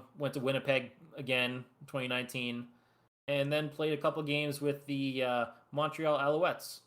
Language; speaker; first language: English; native; English